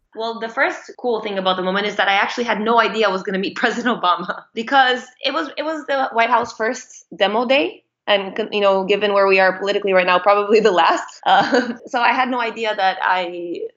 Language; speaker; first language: English; non-native, fluent; Portuguese